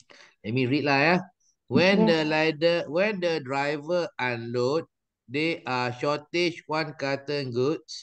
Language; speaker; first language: English; non-native, local second language; Malay